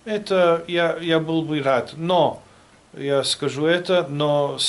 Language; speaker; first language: Russian; non-native, fluent; German